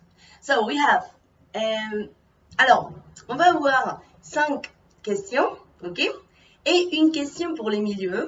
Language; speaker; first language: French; non-native, fluent; Spanish